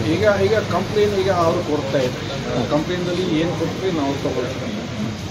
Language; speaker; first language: Kannada; non-native, local second language; Hindi